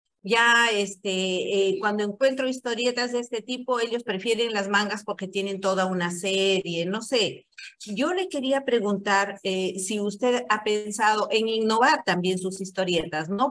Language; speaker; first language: Spanish; native; Spanish